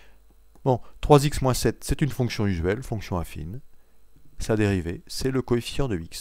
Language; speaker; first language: French; native; French